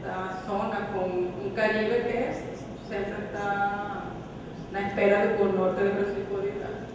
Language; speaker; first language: Portuguese; non-native, fluent; Spanish